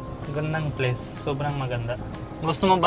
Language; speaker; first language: Filipino; non-native, learner; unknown